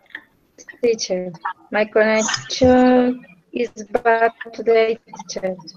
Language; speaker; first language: English; non-native, learner; Spanish